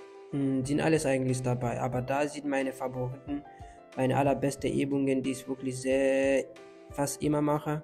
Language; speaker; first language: German; non-native, learner; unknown